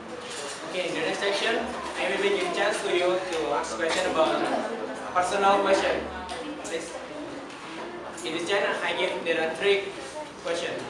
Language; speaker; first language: English; non-native, learner; Indonesian